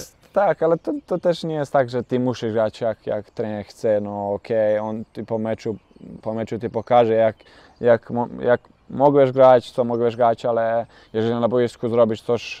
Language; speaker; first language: Polish; non-native, learner; Bosnian